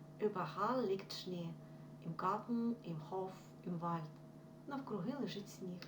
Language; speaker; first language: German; non-native, fluent; Ukrainian